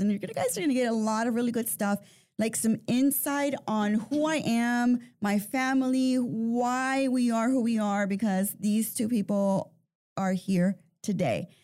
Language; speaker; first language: English; early bilingual, other home language; Spanish